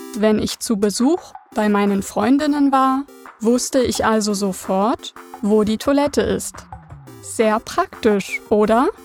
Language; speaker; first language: German; native; German